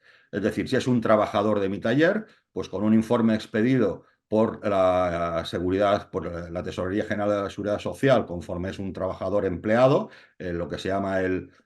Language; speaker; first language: Spanish; native; Spanish